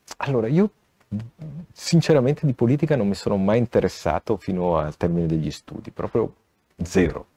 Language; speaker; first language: Italian; native; Italian